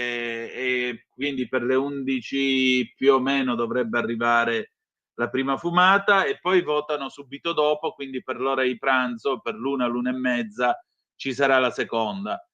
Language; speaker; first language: Italian; native; Italian